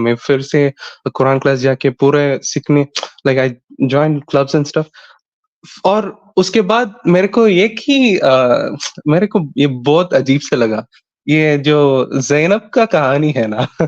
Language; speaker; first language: Hindi; non-native, local second language; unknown